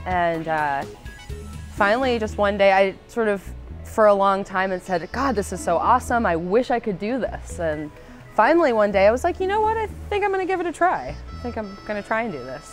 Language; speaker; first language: English; native; English